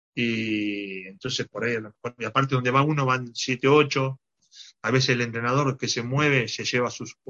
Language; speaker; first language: Spanish; native; Spanish